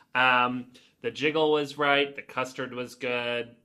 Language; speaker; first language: English; native; English